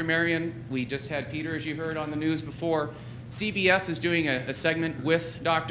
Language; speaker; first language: English; native; English